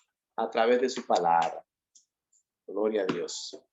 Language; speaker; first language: Spanish; native; Spanish